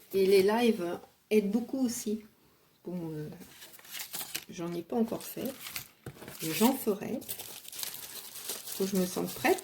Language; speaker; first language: French; native; French